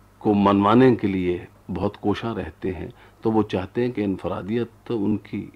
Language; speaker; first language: Urdu; non-native, local second language; Punjabi